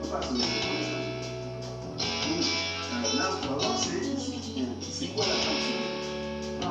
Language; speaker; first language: French; native; French